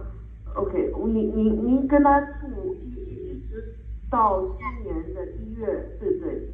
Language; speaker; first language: Chinese; native; Chinese